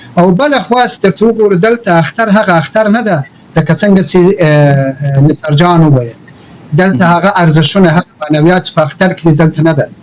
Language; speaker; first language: Pashto; non-native, local second language; Persian